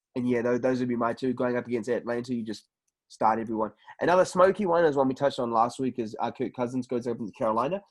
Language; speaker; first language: English; native; English